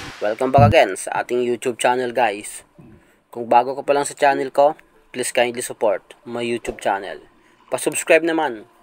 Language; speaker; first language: Filipino; non-native, local second language; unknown